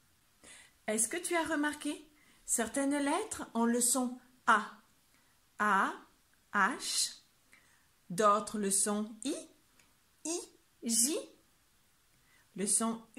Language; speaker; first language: French; native; French